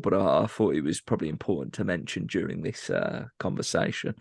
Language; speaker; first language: English; native; English